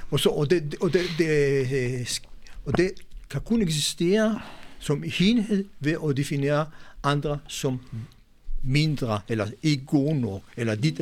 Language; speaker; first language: Danish; non-native, fluent; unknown